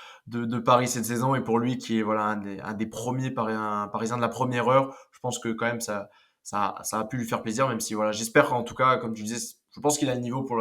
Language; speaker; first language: French; native; French